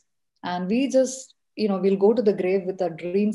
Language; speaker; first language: English; non-native, local second language; Malayalam